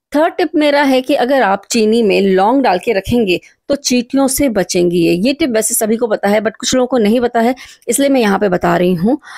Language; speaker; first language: Hindi; native; Hindi